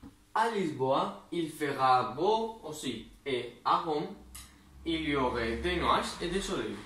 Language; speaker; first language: French; non-native, learner; Spanish